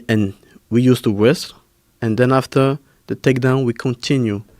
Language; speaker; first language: English; non-native, fluent; French